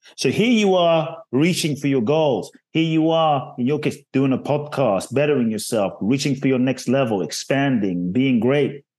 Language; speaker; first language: English; native; English